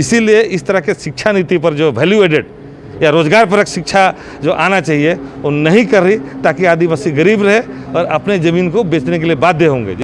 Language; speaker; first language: Hindi; non-native, local second language; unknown